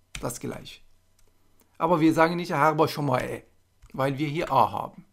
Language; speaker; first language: German; non-native, fluent; Persian